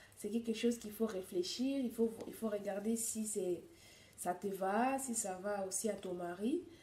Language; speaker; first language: French; non-native, local second language; Swahili